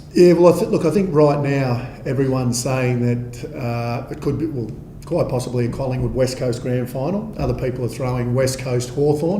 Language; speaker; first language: English; native; English